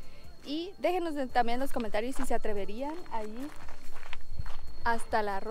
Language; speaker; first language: Spanish; native; Spanish